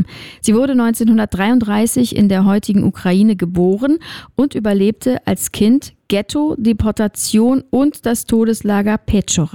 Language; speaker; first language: German; native; German